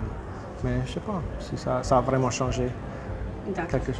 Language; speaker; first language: French; non-native, local second language; English